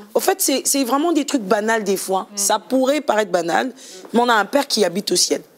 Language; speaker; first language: French; non-native, local second language; Lingala